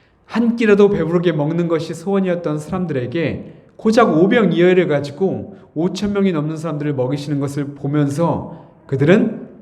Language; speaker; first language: Korean; native; Korean